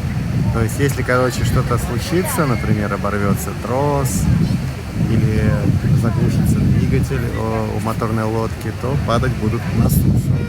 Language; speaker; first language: Russian; native; Russian